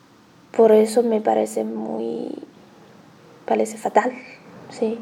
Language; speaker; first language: Spanish; non-native, learner; Chinese